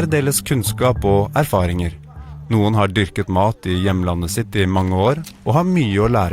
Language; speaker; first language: Norwegian; native; Norwegian